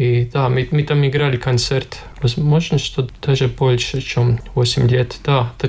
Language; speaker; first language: Russian; non-native, local second language; Latvian